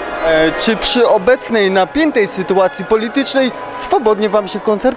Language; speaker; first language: Polish; native; Polish